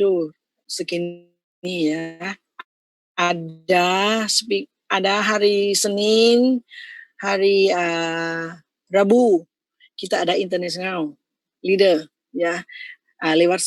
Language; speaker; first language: Indonesian; non-native, fluent; Thai